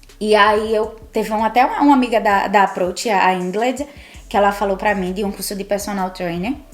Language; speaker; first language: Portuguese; native; Portuguese